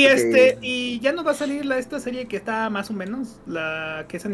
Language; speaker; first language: Spanish; native; Spanish